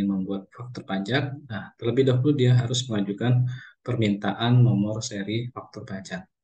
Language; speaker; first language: Indonesian; native; Indonesian